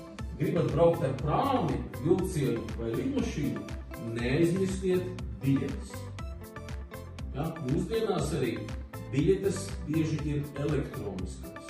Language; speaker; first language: Latvian; non-native, learner; Russian